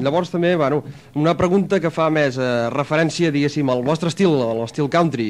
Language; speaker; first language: Catalan; native; Catalan